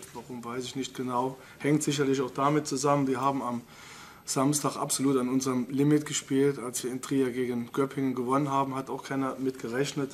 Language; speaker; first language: German; native; German